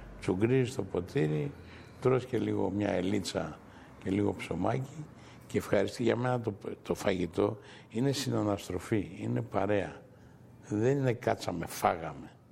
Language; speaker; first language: Greek; native; Greek